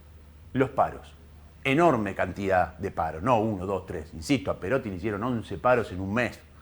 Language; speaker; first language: Spanish; native; Spanish